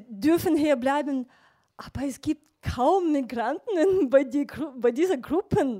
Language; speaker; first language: German; non-native, fluent; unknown